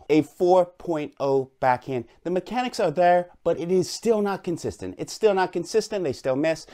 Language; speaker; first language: English; native; English